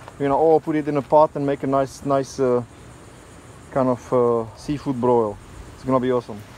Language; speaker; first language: English; non-native, fluent; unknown